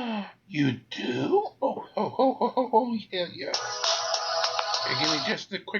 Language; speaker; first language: English; native; English